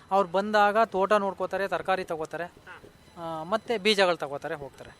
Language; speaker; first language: Kannada; native; Kannada